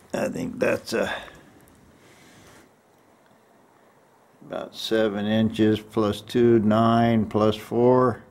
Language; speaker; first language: English; native; English